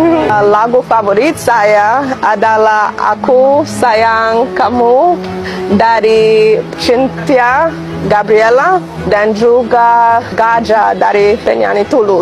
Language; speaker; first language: Indonesian; non-native, learner; English